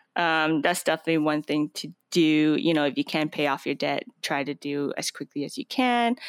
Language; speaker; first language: English; native; English